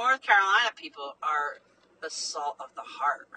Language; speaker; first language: English; native; English